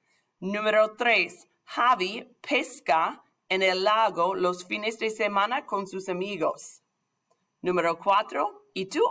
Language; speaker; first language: Spanish; non-native, fluent; English